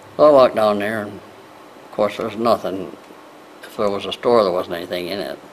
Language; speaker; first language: English; native; English